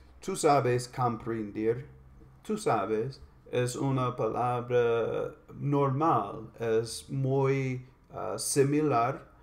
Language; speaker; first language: Spanish; non-native, learner; English